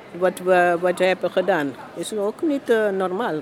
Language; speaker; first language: Dutch; non-native, learner; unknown